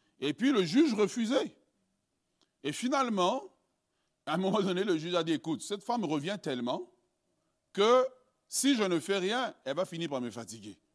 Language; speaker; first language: French; early bilingual, other home language; Lingala